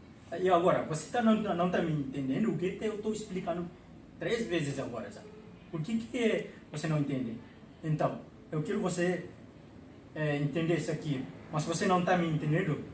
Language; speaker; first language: Portuguese; non-native, local second language; Tetum